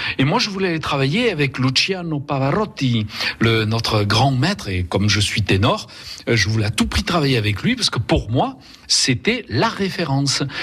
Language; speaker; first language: French; early bilingual, other home language; Spanish